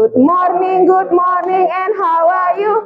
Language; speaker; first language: English; non-native, fluent; Indonesian